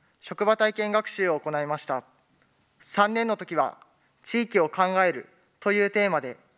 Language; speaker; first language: Japanese; native; Japanese